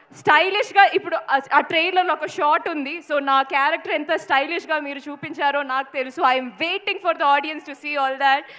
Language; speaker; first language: Telugu; non-native, fluent; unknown